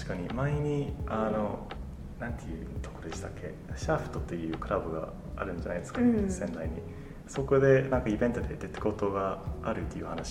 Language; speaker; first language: Japanese; non-native, fluent; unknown